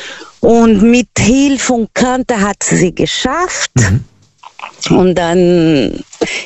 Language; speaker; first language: German; non-native, learner; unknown